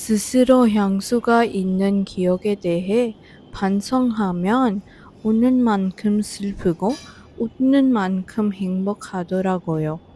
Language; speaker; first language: Korean; non-native, fluent; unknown